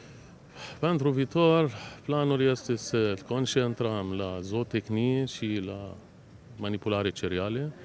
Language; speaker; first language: Romanian; non-native, fluent; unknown